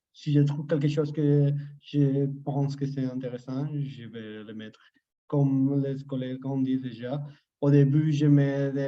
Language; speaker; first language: French; non-native, fluent; Catalan